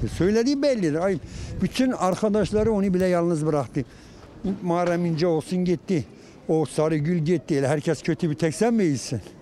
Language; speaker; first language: Turkish; non-native, local second language; Kurdish